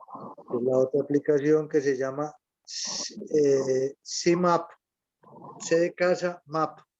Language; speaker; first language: Spanish; native; Spanish